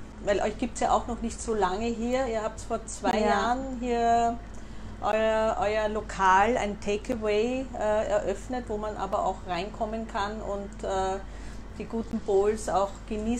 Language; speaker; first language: German; native; German